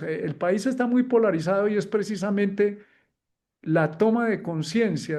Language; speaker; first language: Spanish; native; Spanish